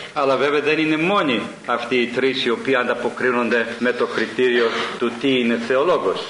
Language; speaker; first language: Greek; early bilingual, heritage; Greek